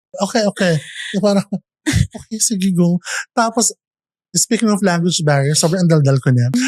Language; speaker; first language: Filipino; native; Filipino